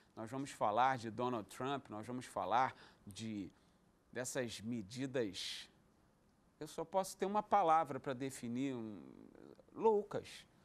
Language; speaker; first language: Portuguese; native; Portuguese